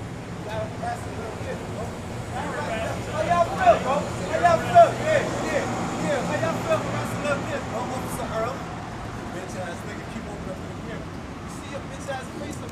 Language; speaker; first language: English; native; English